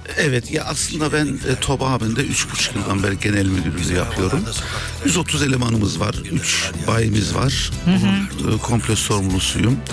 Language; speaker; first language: Turkish; early bilingual, heritage; German